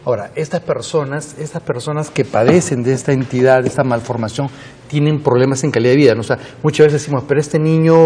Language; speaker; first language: Spanish; native; Spanish